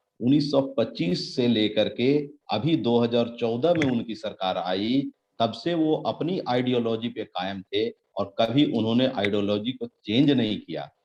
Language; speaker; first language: Hindi; native; Hindi